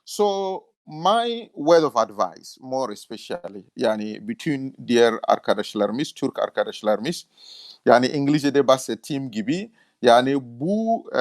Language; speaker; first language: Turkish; non-native, fluent; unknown